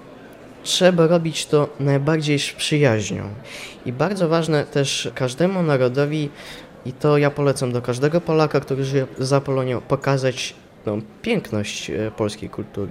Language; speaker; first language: Polish; non-native, local second language; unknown